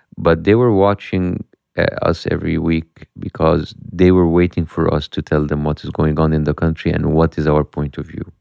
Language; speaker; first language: English; non-native, fluent; Arabic